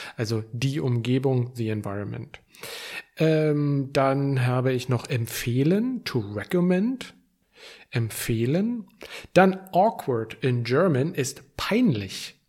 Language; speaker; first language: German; native; German